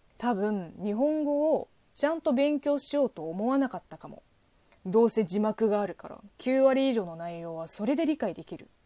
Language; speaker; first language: Japanese; non-native, fluent; Chinese